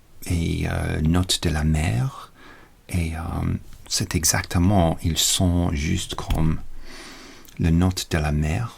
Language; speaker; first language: French; non-native, learner; English